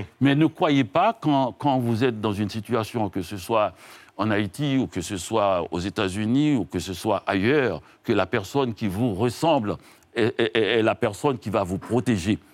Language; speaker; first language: French; non-native, local second language; Haitian Creole